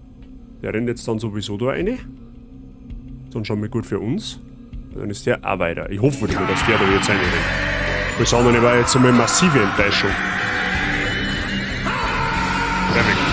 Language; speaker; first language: German; native; German